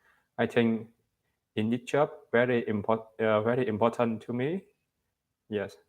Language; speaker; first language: English; non-native, learner; Vietnamese